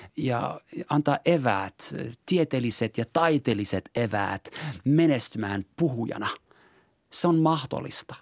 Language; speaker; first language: Finnish; non-native, fluent; French